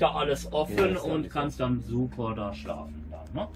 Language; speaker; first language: German; native; German